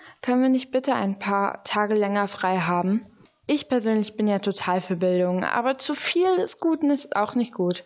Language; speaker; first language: German; native; German